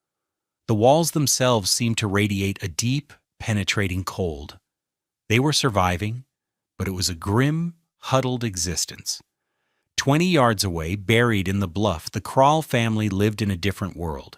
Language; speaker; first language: English; native; English